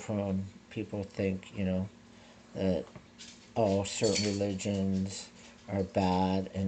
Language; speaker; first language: English; native; English